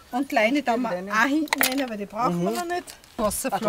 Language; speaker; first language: German; native; German